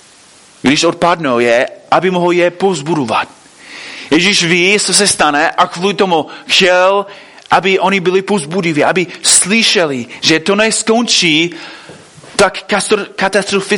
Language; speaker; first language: Czech; non-native, fluent; English